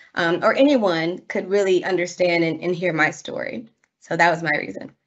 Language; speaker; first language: English; native; English